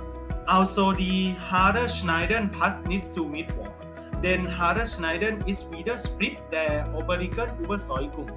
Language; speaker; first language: German; non-native, learner; Thai